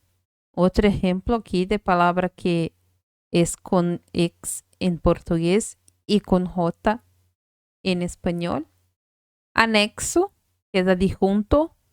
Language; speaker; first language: Spanish; non-native, fluent; Portuguese